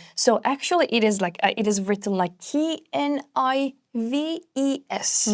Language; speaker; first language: English; non-native, fluent; Turkish